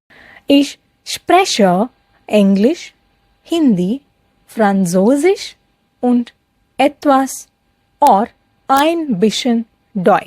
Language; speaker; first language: German; non-native, fluent; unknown